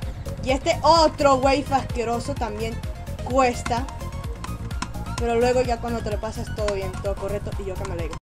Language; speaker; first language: Spanish; native; Spanish